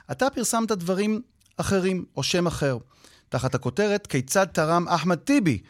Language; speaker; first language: Hebrew; native; Hebrew